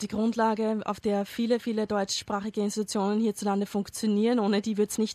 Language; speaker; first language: German; native; German